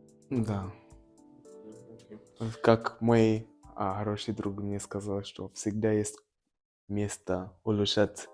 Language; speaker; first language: Russian; non-native, learner; Nyanja